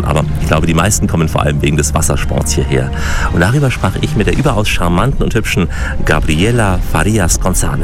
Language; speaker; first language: German; native; German